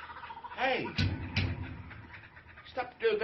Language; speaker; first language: English; non-native, fluent; Italian